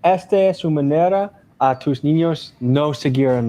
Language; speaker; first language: Spanish; non-native, learner; English